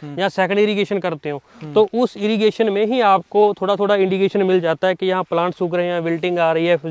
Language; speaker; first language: Hindi; non-native, local second language; Punjabi